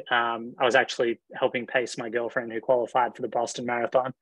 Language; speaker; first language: English; native; English